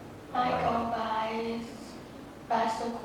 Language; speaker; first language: English; non-native, learner; Vietnamese